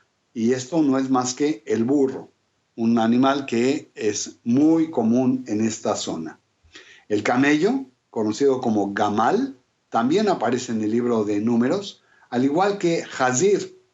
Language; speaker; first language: Spanish; native; Spanish